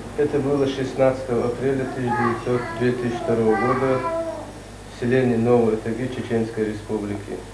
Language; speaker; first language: Russian; non-native, local second language; Chechen